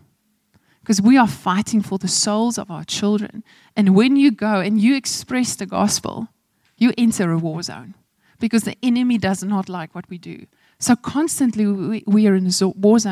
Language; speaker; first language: English; non-native, local second language; Afrikaans